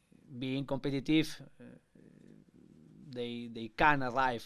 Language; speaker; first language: English; non-native, learner; Spanish